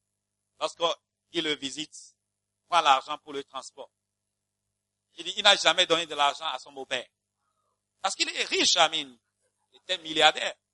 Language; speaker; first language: French; non-native, fluent; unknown